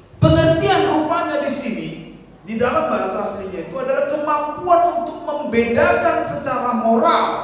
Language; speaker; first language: Indonesian; non-native, local second language; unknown